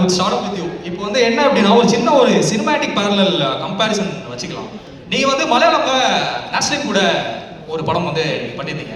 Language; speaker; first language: Tamil; native; Tamil